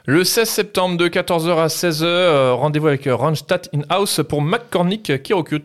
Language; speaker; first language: French; native; French